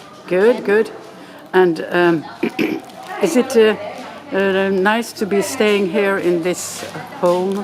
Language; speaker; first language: English; non-native, fluent; French